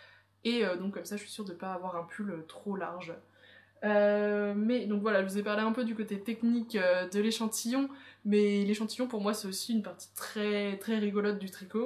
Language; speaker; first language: French; native; French